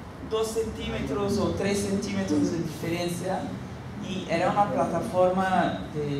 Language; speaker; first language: Spanish; non-native, fluent; Portuguese